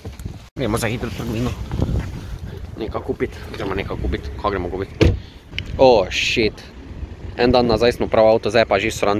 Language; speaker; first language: Slovenian; native; Slovenian